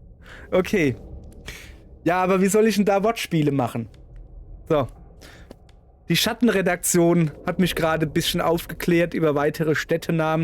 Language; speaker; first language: German; native; German